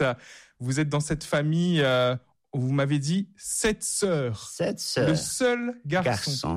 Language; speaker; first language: French; native; French